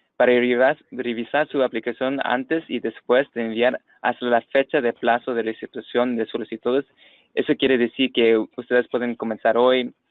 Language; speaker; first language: Spanish; non-native, fluent; English